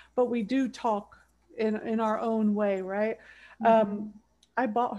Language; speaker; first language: English; native; English